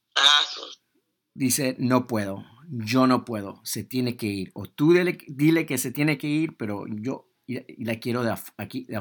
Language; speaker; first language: Spanish; early bilingual, heritage; Spanish